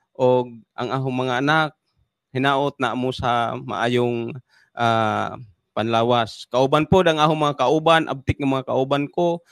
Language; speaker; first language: Cebuano; non-native, local second language; Waray